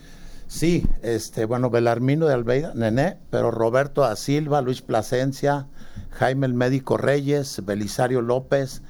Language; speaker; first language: Spanish; native; Spanish